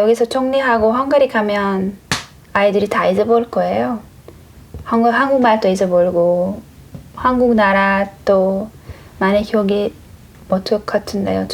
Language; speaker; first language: Korean; non-native, learner; Hungarian